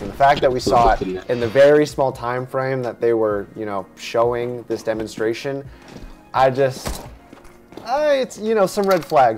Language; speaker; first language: English; native; English